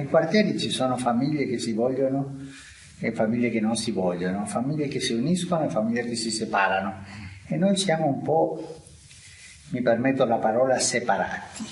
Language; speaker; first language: Italian; non-native, fluent; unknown